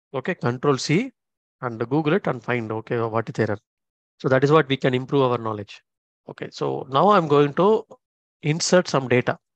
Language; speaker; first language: English; non-native, local second language; Tamil